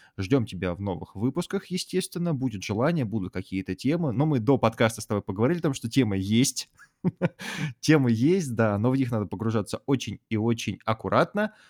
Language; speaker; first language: Russian; native; Russian